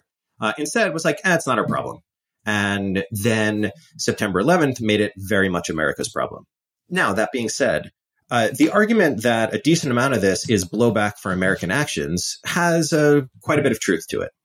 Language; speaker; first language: English; native; English